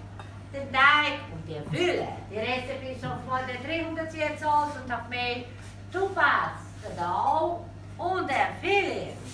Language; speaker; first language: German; non-native, fluent; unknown